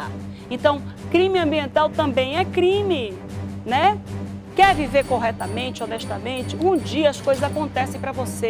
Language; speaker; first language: Portuguese; native; Portuguese